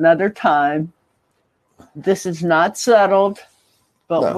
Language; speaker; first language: English; native; English